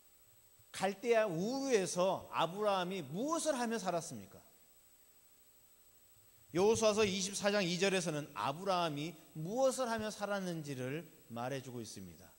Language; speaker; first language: Korean; native; Korean